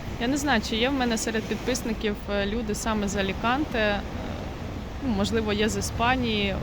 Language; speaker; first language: Ukrainian; non-native, local second language; Russian